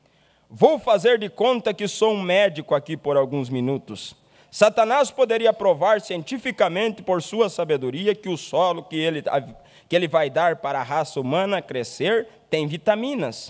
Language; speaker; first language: Portuguese; native; Portuguese